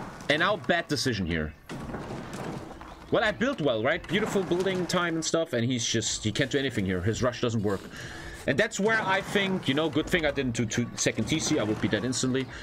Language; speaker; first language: English; non-native, fluent; German